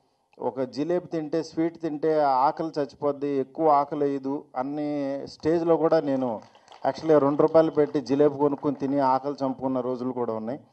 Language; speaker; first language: Telugu; native; Telugu